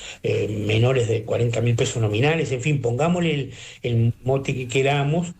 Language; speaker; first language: Spanish; native; Spanish